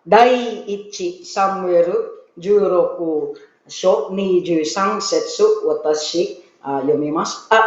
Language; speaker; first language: Japanese; non-native, learner; Filipino